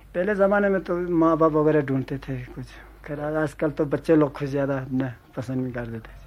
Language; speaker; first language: Urdu; non-native, local second language; Ladakhi